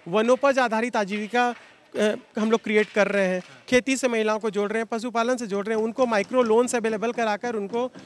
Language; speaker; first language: Hindi; native; Hindi